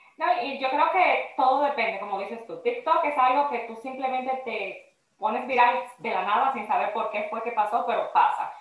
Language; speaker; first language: Spanish; native; Spanish